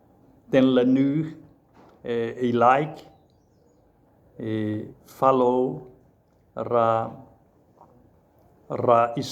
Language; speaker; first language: Hebrew; non-native, learner; Portuguese